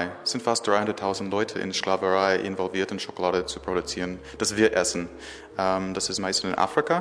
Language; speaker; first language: German; non-native, learner; English